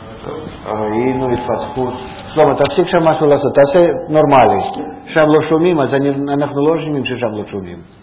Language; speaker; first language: Hebrew; non-native, fluent; Russian